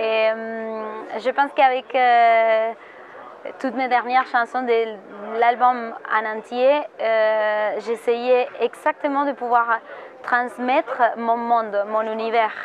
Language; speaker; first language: French; non-native, fluent; Spanish